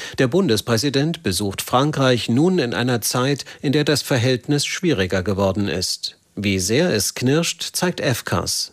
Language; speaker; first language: German; native; German